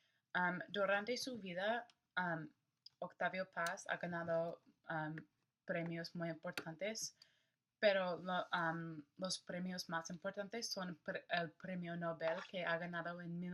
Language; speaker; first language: Spanish; non-native, learner; English